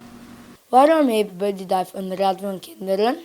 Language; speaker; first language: Dutch; non-native, local second language; Papiamento